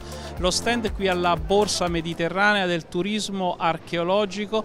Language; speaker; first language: Italian; native; Italian